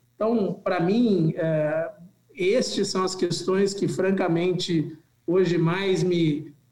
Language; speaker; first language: Portuguese; native; Portuguese